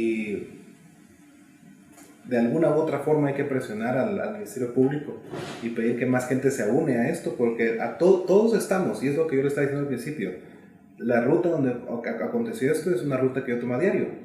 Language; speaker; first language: Spanish; native; Spanish